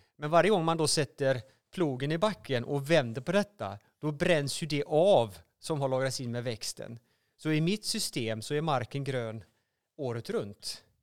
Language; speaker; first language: Swedish; native; Swedish